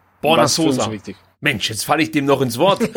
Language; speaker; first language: German; native; German